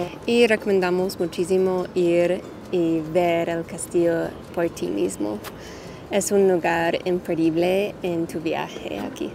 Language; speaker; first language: Spanish; non-native, learner; English